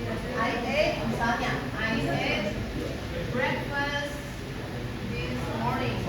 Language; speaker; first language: English; non-native, fluent; Indonesian